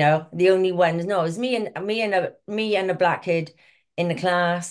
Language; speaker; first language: English; native; English